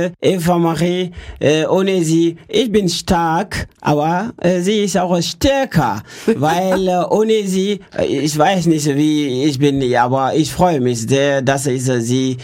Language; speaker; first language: German; non-native, learner; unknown